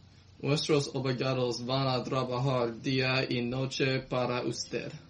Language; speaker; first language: Spanish; non-native, learner; English